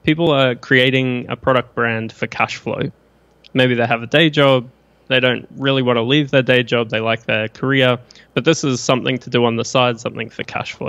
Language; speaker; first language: English; native; English